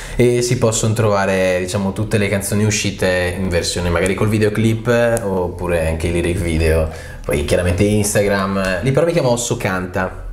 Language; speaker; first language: Italian; early bilingual, other home language; Arabic